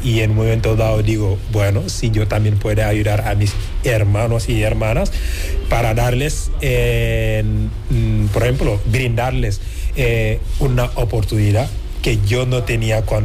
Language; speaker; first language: Spanish; non-native, fluent; Wolof